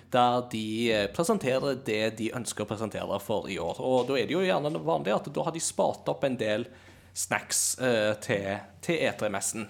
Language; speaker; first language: Norwegian; native; Norwegian